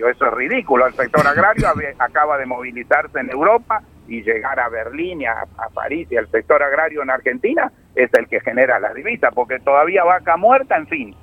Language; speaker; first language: Spanish; native; Spanish